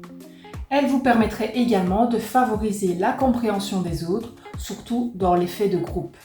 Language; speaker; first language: French; native; French